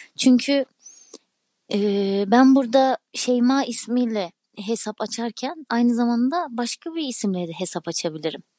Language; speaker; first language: Turkish; native; Turkish